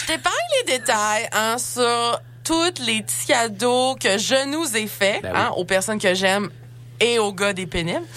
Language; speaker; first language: French; native; French